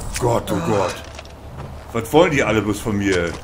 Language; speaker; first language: German; native; German